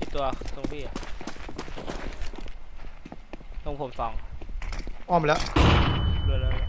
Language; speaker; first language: Thai; native; Thai